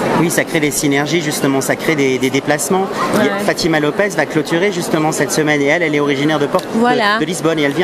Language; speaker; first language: French; native; French